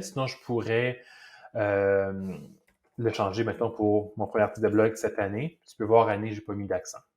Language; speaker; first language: French; native; French